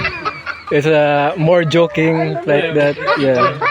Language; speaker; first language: English; non-native, learner; Cebuano